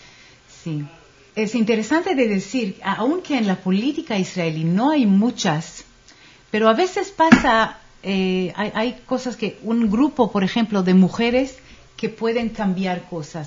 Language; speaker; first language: Spanish; non-native, fluent; Hebrew